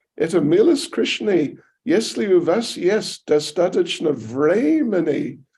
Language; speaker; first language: Russian; non-native, learner; English